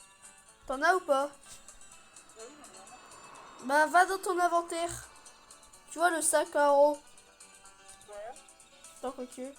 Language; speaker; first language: French; native; French